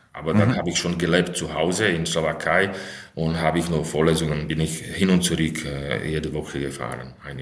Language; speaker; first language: German; non-native, fluent; Slovak